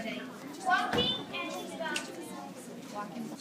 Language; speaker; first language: English; non-native, learner; Spanish